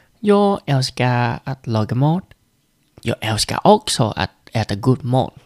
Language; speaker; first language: Swedish; non-native, learner; Vietnamese